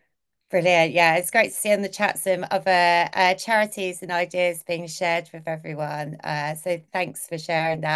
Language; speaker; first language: English; native; English